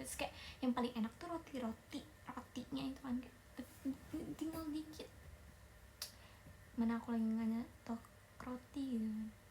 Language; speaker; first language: Indonesian; native; Indonesian